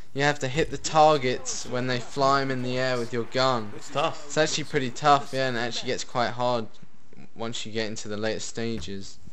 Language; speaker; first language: English; early bilingual, other home language; Italian